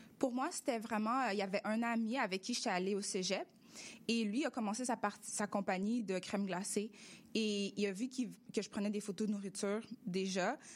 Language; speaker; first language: French; early bilingual, other home language; Russian